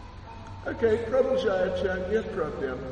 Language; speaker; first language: Russian; non-native, learner; English